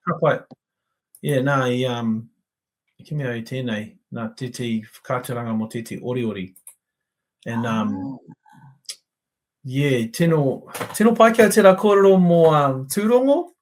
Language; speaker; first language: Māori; non-native, local second language; English